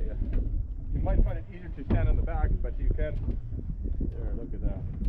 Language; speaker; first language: English; native; English